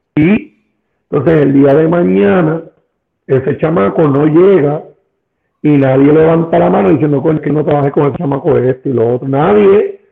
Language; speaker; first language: Spanish; native; Spanish